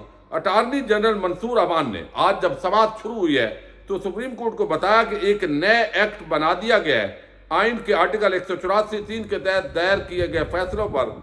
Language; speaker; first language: Urdu; native; Urdu